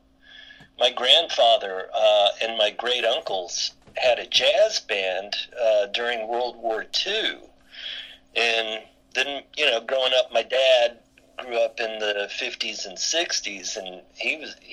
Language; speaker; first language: English; native; English